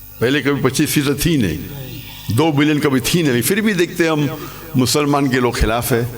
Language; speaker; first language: Urdu; non-native, local second language; English